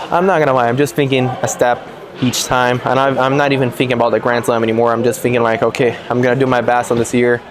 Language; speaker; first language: English; non-native, fluent; Portuguese